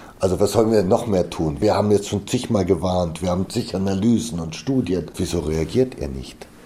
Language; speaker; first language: German; early bilingual, other home language; Bulgarian